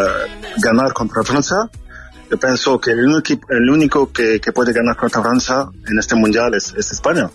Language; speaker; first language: Spanish; non-native, fluent; French